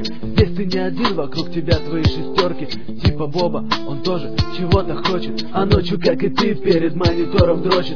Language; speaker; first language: Russian; native; Russian